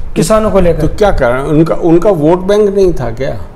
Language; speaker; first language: Hindi; native; Hindi